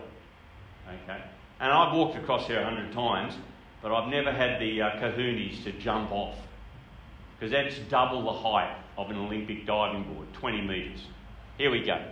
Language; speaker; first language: English; native; English